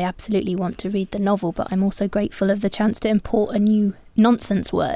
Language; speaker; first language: English; native; English